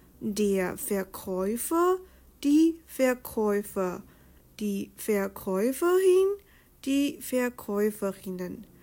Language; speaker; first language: German; non-native, fluent; Chinese